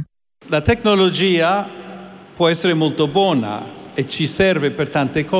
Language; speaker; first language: Italian; non-native, fluent; English